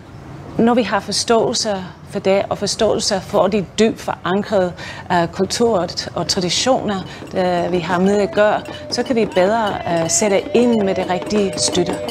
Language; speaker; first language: Danish; non-native, fluent; English